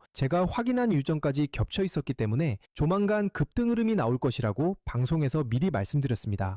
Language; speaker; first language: Korean; native; Korean